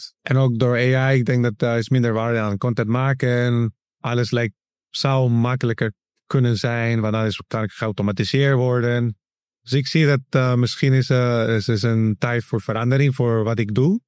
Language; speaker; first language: Dutch; non-native, learner; Spanish